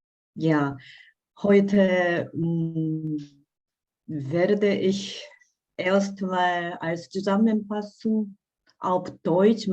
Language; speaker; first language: German; non-native, fluent; Korean